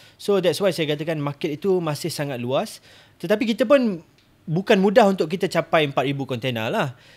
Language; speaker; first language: Malay; native; Malay